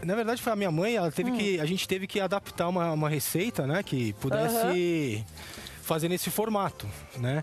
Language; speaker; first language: Portuguese; native; Portuguese